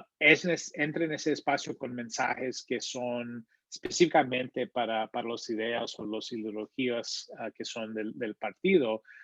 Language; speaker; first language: Spanish; early bilingual, heritage; Spanish